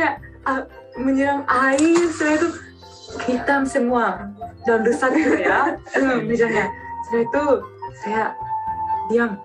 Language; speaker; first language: Indonesian; non-native, learner; Japanese